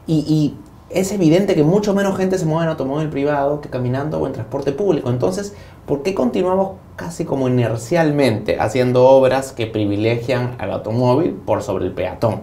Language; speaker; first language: Spanish; native; Spanish